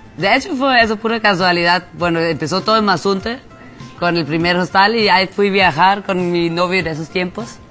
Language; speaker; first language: Spanish; non-native, fluent; German